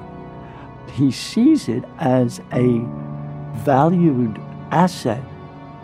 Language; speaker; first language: English; native; English